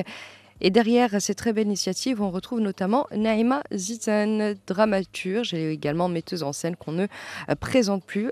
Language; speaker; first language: French; non-native, local second language; Arabic